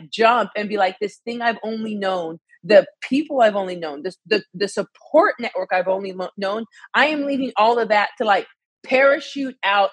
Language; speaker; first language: English; native; English